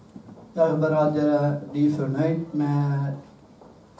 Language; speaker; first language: Norwegian; non-native, learner; Arabic